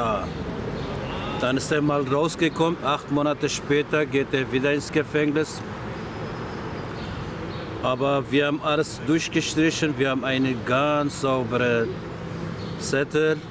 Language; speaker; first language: German; non-native, learner; Turkish